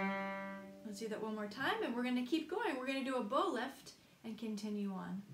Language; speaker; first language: English; native; English